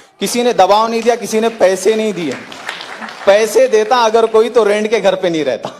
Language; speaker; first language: Hindi; native; Hindi